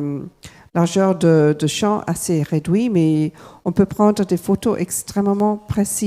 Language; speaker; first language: French; non-native, fluent; English